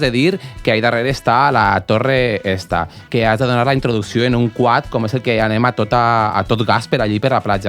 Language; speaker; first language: Catalan; native; Catalan